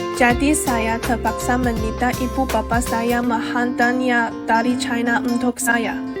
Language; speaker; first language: Malay; non-native, learner; Chinese